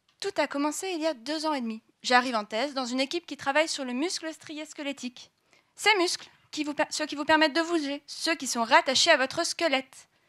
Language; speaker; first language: French; native; French